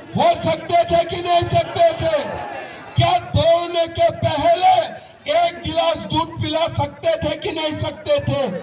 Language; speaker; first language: Hindi; non-native, local second language; Assamese